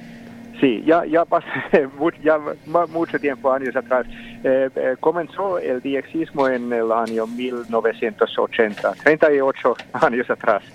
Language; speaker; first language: Spanish; non-native, fluent; Finnish